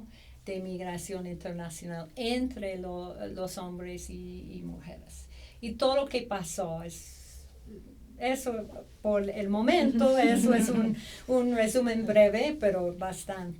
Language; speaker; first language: Spanish; non-native, fluent; English